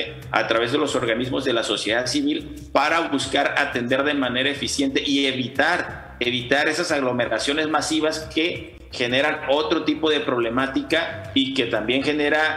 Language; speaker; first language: Spanish; native; Spanish